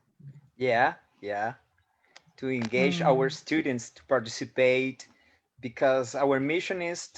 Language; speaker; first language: English; non-native, fluent; Spanish